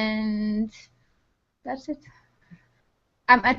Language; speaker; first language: English; non-native, learner; Turkish